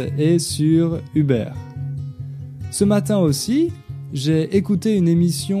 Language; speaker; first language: French; native; French